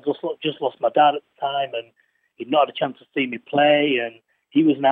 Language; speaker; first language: English; native; English